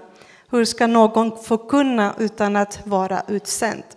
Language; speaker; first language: Swedish; non-native, fluent; Persian